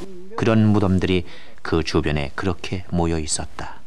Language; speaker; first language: Korean; native; Korean